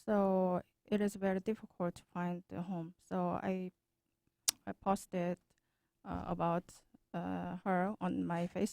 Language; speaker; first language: English; non-native, learner; Korean